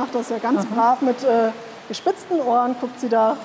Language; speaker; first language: German; native; German